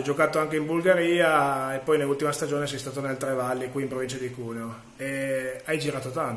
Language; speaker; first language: Italian; native; Italian